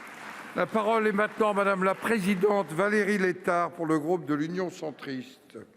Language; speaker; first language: French; native; French